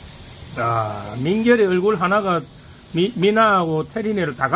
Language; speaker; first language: Korean; native; Korean